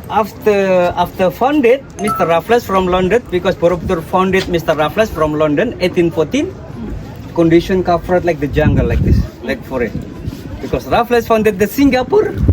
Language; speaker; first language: English; non-native, learner; Indonesian